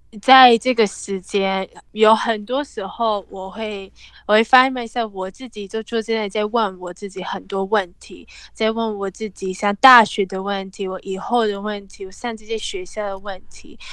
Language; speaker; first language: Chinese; early bilingual, heritage; English